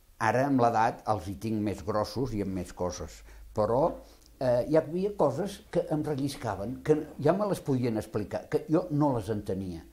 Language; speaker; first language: Catalan; native; Catalan